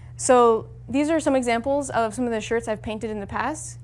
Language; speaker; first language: English; native; English